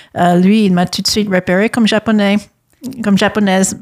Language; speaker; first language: French; non-native, fluent; English